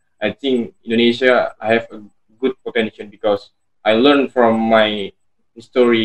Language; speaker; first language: English; non-native, learner; Indonesian